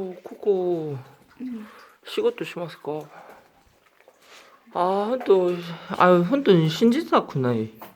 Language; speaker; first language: Japanese; non-native, learner; Korean